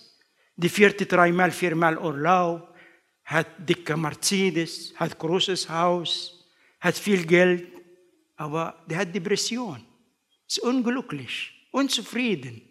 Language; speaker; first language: German; non-native, learner; Arabic